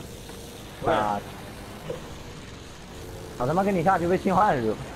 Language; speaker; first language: Chinese; native; Chinese